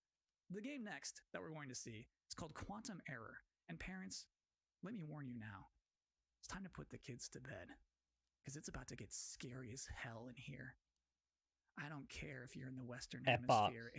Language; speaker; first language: English; native; English